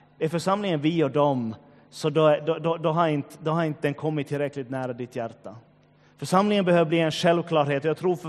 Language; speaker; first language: Swedish; native; Swedish